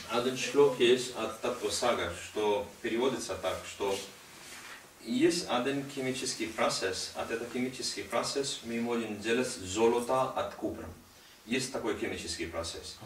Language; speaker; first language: Russian; non-native, learner; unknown